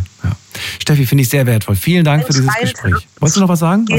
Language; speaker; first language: German; native; German